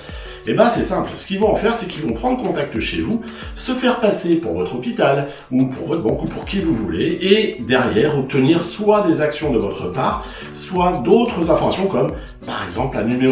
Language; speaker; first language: French; native; French